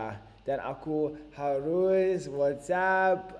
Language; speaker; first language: Indonesian; non-native, learner; English